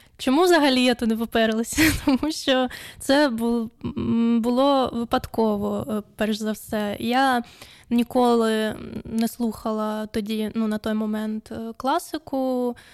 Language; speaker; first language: Ukrainian; non-native, local second language; Russian